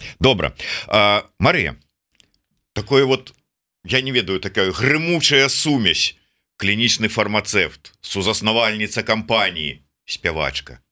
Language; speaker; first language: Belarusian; non-native, local second language; Russian